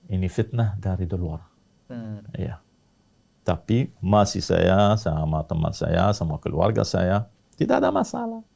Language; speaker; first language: Indonesian; non-native, learner; Arabic